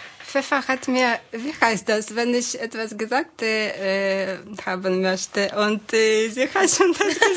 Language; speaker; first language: German; non-native, fluent; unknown